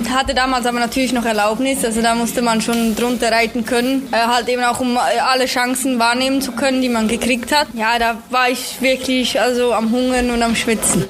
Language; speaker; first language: German; native; German